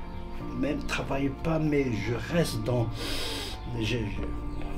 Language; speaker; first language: French; non-native, local second language; Arabic